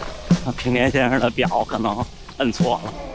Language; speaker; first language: Chinese; native; Chinese